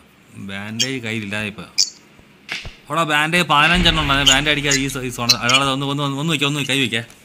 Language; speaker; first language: Malayalam; native; Malayalam